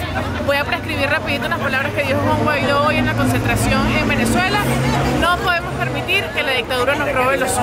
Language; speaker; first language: Spanish; native; Spanish